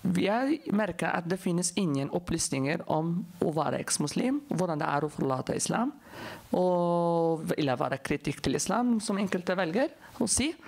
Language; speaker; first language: Norwegian; non-native, fluent; Arabic